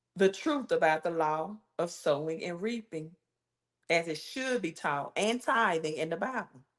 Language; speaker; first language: English; native; English